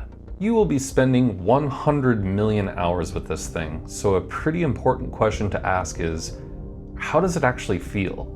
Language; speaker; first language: English; native; English